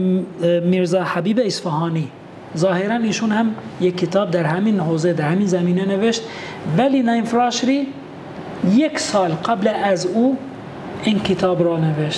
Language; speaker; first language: Persian; non-native, fluent; Albanian